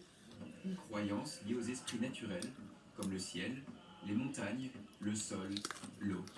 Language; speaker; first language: French; native; French